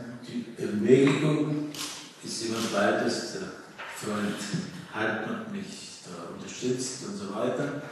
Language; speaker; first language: German; early bilingual, heritage; German